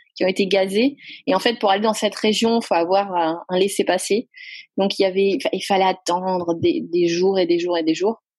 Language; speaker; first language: French; native; French